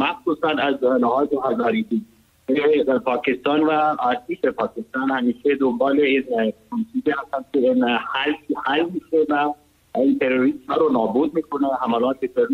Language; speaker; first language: Persian; non-native, learner; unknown